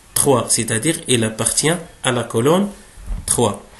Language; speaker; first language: French; non-native, local second language; Arabic